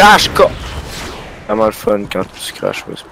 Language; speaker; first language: French; native; French